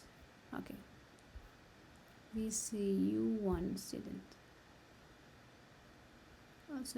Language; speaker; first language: English; non-native, learner; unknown